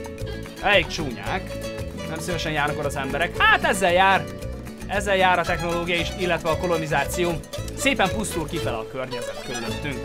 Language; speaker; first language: Hungarian; native; Hungarian